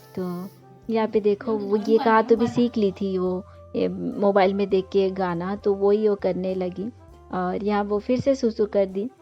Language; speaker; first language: Hindi; non-native, local second language; Bangla